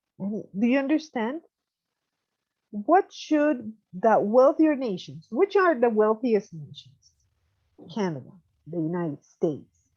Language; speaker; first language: English; non-native, fluent; Spanish